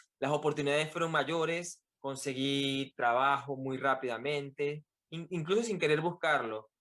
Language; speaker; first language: Spanish; native; Spanish